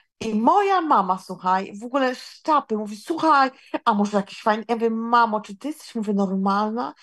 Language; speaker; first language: Polish; native; Polish